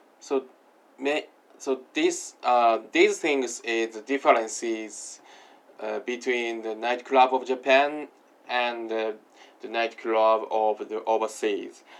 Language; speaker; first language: English; non-native, learner; Japanese